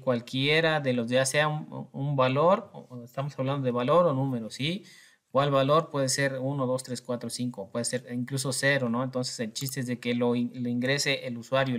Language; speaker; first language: Spanish; native; Spanish